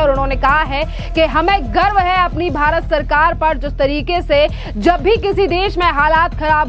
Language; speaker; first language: Hindi; native; Hindi